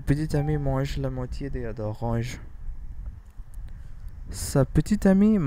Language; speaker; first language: French; non-native, learner; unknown